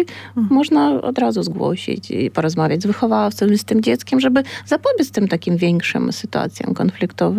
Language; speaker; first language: Polish; non-native, fluent; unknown